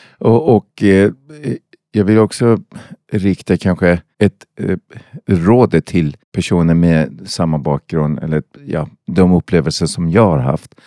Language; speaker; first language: Swedish; non-native, fluent; Persian